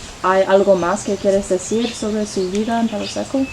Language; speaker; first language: Spanish; non-native, learner; English